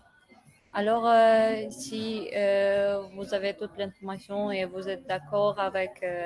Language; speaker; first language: French; non-native, learner; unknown